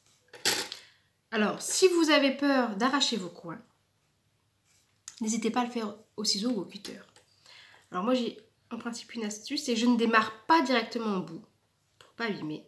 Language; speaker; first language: French; native; French